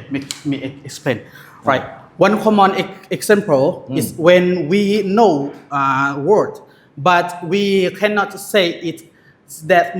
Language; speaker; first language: English; non-native, learner; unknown